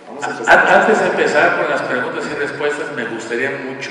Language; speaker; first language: Spanish; native; Spanish